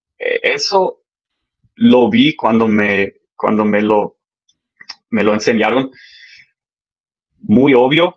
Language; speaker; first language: Spanish; early bilingual, heritage; English